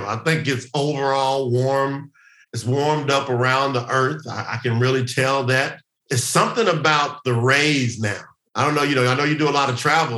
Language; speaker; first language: English; native; English